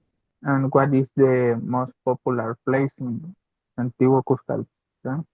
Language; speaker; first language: English; non-native, learner; Spanish